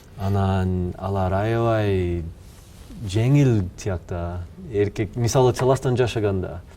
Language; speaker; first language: Kyrgyz; non-native, fluent; English